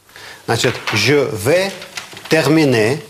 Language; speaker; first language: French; non-native, fluent; Russian